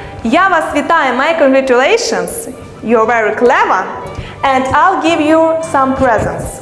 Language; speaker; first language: English; non-native, fluent; Ukrainian